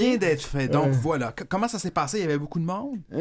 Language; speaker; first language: French; native; French